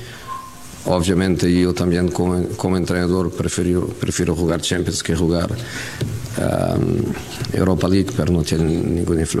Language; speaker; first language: Spanish; non-native, fluent; Portuguese